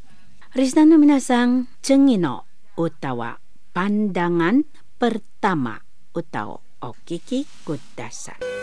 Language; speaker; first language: Japanese; non-native, learner; Indonesian